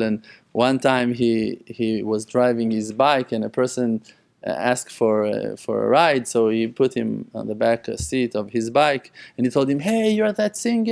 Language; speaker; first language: English; non-native, fluent; Hebrew